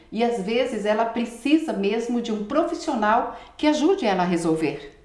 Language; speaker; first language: Portuguese; native; Portuguese